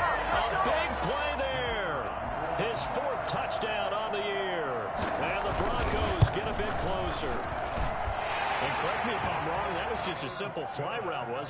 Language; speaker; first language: English; native; English